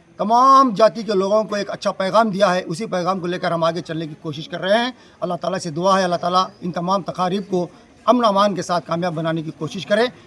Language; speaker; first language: Urdu; native; Urdu